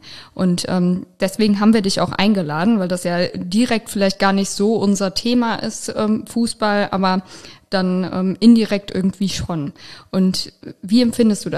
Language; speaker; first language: German; native; German